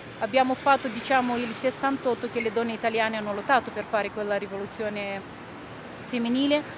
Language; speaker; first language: Italian; non-native, fluent; Romanian